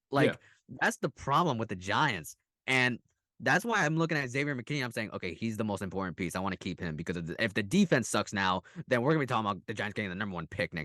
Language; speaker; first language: English; native; English